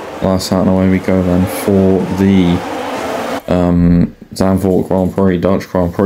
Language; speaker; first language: English; native; English